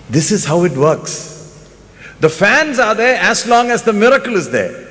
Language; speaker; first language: English; non-native, local second language; Malayalam